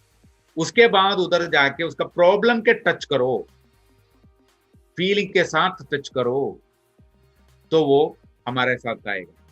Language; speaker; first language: Hindi; non-native, local second language; Malayalam